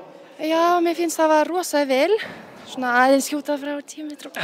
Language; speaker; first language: Icelandic; non-native, learner; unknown